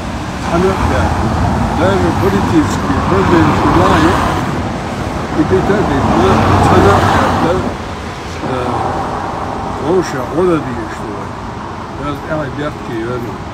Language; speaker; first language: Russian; non-native, local second language; Chechen